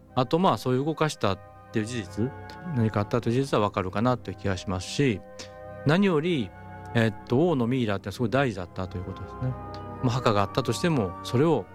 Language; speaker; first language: Japanese; native; Japanese